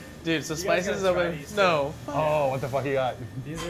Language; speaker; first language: English; native; English